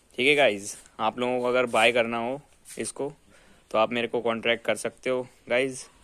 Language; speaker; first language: Hindi; native; Hindi